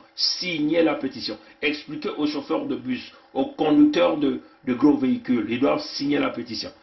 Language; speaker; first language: French; non-native, local second language; Kongo